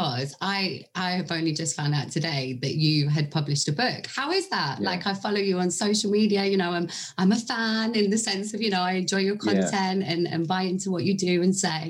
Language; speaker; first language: English; native; English